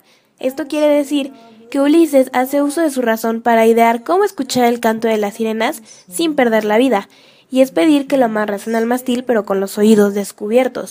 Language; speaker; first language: Spanish; native; Spanish